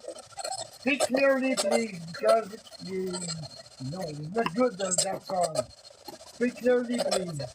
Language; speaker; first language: English; non-native, local second language; French